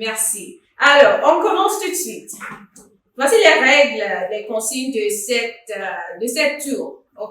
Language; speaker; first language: French; non-native, fluent; English